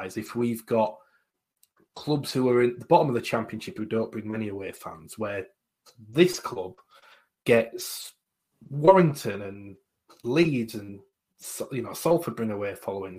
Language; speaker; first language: English; native; English